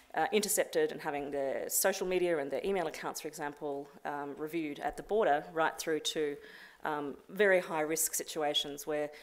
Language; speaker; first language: English; native; English